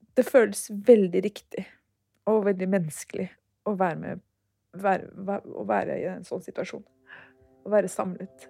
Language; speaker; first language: Norwegian; early bilingual, other home language; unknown